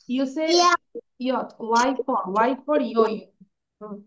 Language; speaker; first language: English; non-native, learner; Bangla